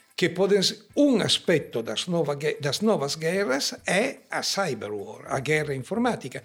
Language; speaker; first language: Portuguese; non-native, fluent; Italian